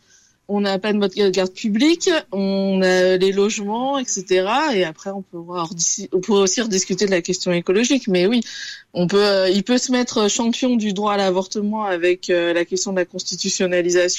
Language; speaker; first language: French; native; French